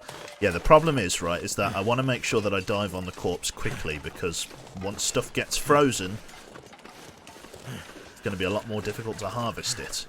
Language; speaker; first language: English; native; English